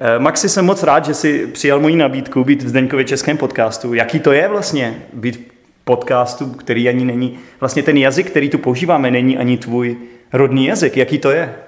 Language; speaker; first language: Czech; native; Czech